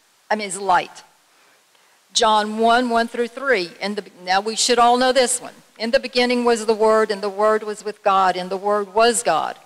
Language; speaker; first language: English; native; English